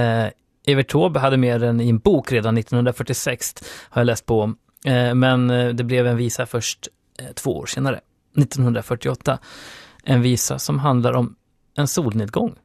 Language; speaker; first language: Swedish; native; Swedish